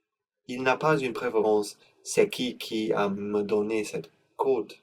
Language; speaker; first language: French; non-native, learner; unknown